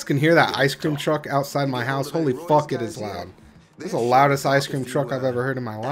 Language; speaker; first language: English; native; English